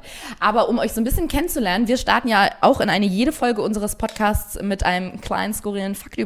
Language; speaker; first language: German; native; German